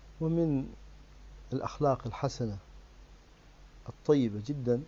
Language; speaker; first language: Arabic; native; Arabic